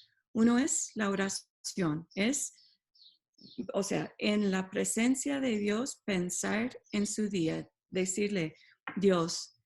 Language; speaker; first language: Spanish; non-native, fluent; English